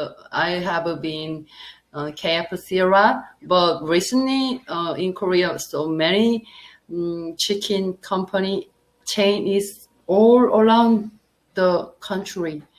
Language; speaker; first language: English; non-native, learner; Korean